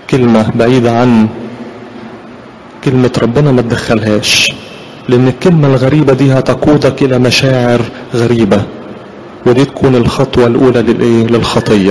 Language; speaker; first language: Arabic; native; Arabic